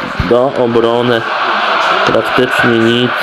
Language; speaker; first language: Polish; native; Polish